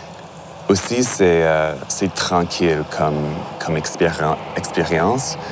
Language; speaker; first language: French; non-native, local second language; English